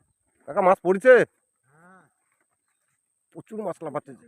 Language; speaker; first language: Bangla; native; Bangla